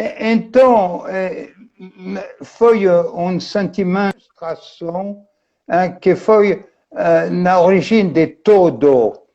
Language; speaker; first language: Portuguese; non-native, fluent; French